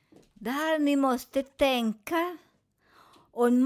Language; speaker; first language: Swedish; non-native, learner; Spanish